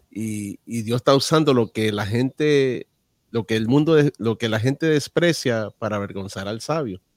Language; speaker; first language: Spanish; native; Spanish